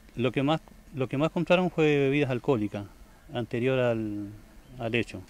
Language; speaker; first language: Spanish; native; Spanish